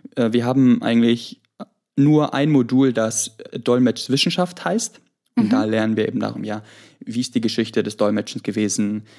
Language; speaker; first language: German; early bilingual, other home language; Greek